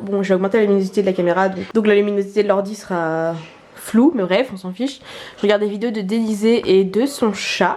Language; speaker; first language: French; native; French